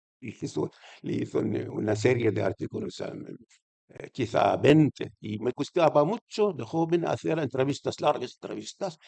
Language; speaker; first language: Spanish; non-native, fluent; Arabic